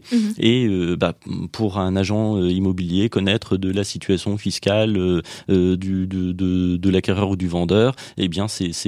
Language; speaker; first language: French; native; French